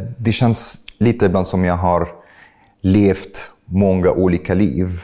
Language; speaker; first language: Swedish; non-native, fluent; Arabic